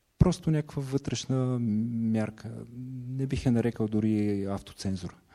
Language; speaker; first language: Bulgarian; native; Bulgarian